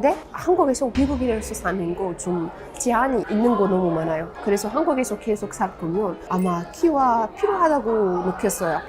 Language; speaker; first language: Korean; non-native, fluent; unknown